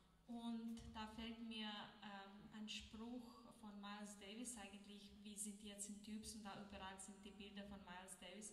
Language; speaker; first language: German; non-native, learner; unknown